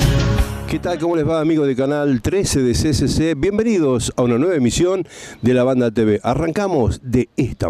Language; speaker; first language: Spanish; native; Spanish